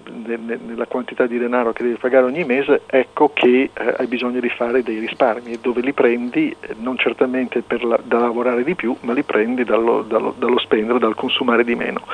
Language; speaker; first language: Italian; native; Italian